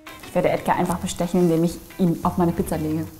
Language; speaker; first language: German; native; German